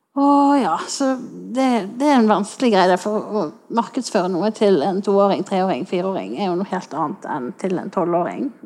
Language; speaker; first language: Norwegian; non-native, fluent; Polish